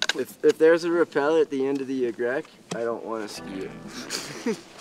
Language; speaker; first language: English; native; English